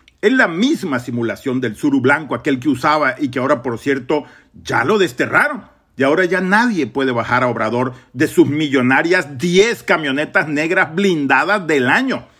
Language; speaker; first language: Spanish; native; Spanish